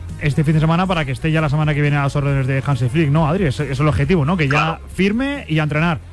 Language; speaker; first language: Spanish; native; Spanish